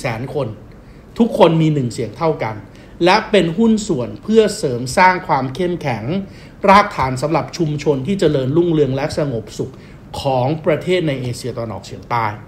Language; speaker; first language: Thai; native; Thai